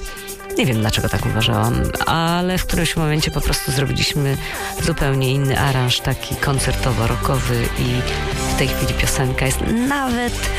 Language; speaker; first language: Polish; native; Polish